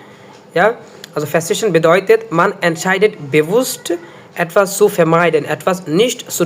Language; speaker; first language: German; non-native, fluent; Bangla